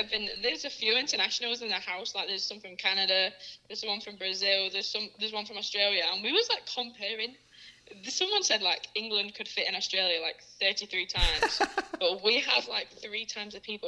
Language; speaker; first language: English; native; English